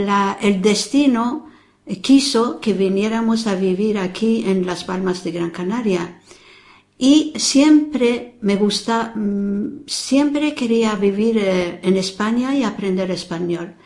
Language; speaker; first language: Spanish; non-native, fluent; Persian